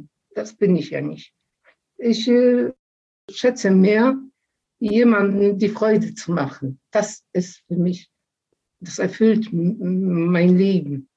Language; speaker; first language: German; non-native, fluent; Polish